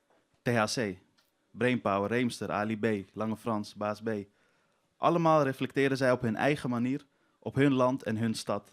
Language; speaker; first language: Dutch; early bilingual, other home language; Persian